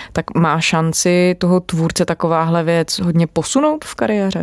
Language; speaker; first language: Czech; native; Czech